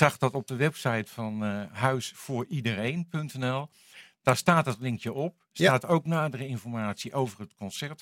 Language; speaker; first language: Dutch; native; Dutch